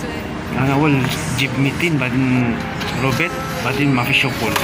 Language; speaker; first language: Arabic; non-native, learner; Filipino